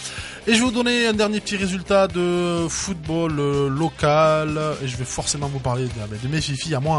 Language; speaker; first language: French; native; French